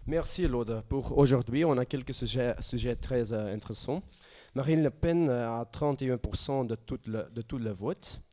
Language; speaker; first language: French; non-native, local second language; Dutch